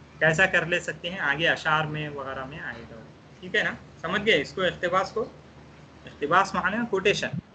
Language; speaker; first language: Urdu; native; Urdu